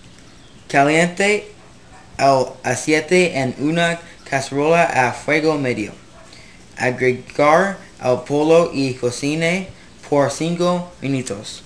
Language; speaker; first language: Spanish; non-native, learner; English